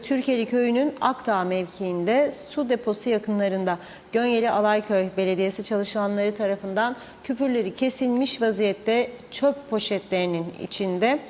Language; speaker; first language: Turkish; native; Turkish